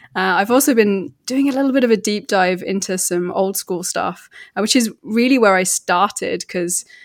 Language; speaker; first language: English; native; English